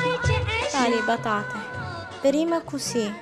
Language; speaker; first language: Italian; non-native, learner; Somali